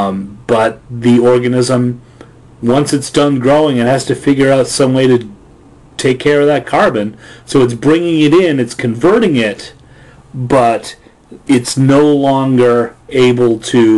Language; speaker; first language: English; native; English